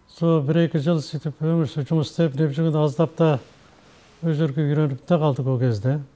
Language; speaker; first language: Kazakh; early bilingual, heritage; Kazakh